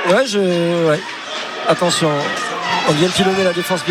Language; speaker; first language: French; native; French